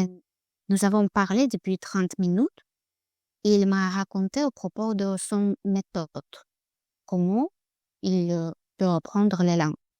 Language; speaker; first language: French; non-native, learner; Russian